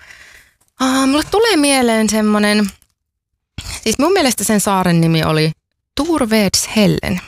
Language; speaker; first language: Finnish; native; Finnish